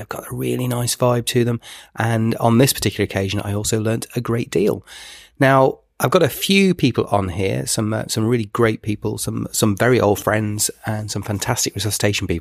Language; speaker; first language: English; native; English